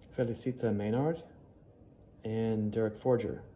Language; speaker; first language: English; native; English